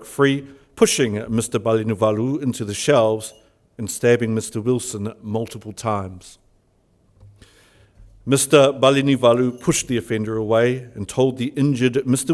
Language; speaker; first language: English; native; English